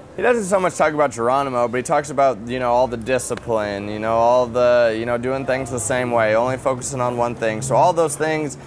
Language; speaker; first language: English; native; English